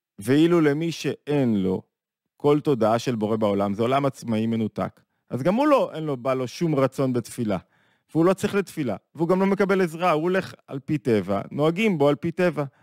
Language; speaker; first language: Hebrew; native; Hebrew